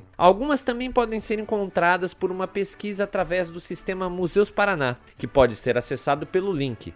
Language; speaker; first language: Portuguese; native; Portuguese